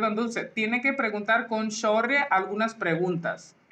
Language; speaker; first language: Spanish; non-native, learner; Hindi